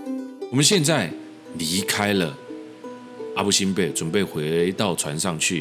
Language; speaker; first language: Chinese; native; Chinese